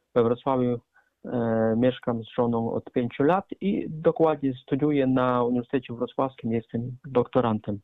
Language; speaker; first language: Polish; non-native, fluent; Russian